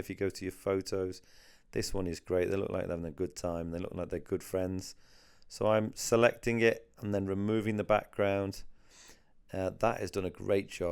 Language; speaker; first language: English; native; English